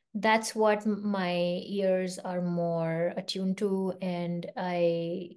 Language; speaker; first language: English; non-native, local second language; Hindi